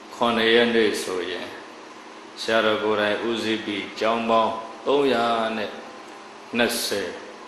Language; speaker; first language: Burmese; native; Burmese